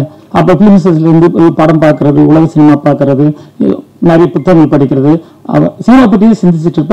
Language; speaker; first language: Tamil; native; Tamil